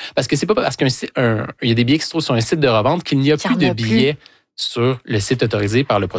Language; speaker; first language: French; native; French